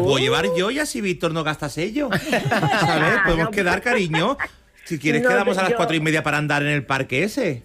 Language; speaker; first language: Spanish; native; Spanish